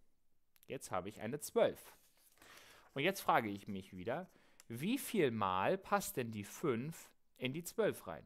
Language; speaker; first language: German; native; German